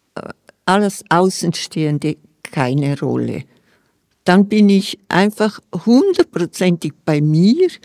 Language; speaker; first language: German; non-native, fluent; Romansh